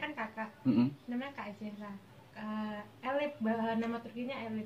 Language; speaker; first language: Indonesian; native; Indonesian